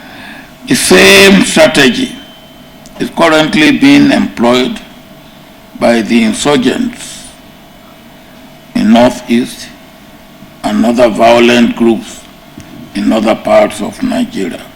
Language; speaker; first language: English; non-native, local second language; Yoruba